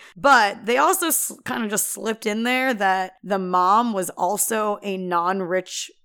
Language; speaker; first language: English; early bilingual, other home language; Filipino